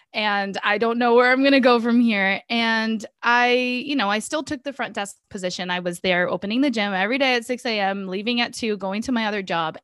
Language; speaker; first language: English; native; English